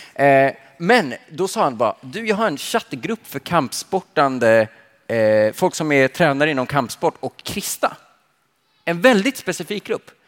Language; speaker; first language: Swedish; early bilingual, other home language; Finnish